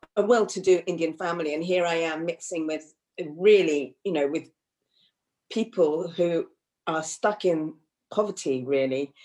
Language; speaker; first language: English; early bilingual, other home language; Hindi